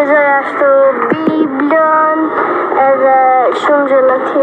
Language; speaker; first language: Albanian; early bilingual, heritage; Albanian